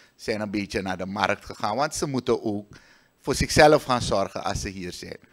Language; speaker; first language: Dutch; native; Dutch